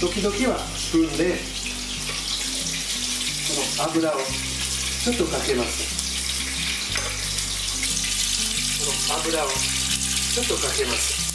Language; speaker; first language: Japanese; non-native, fluent; French